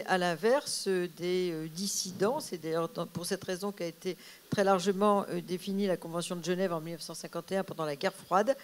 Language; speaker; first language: French; native; French